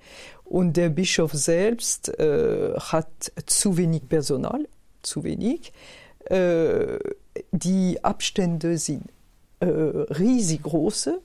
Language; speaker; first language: German; non-native, fluent; French